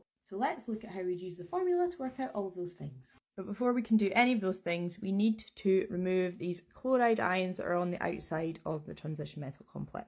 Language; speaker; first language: English; native; English